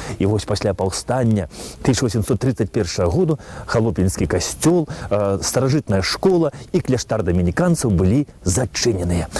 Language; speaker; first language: Belarusian; native; Belarusian